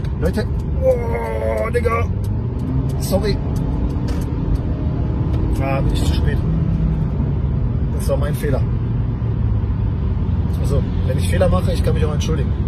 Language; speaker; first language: German; native; German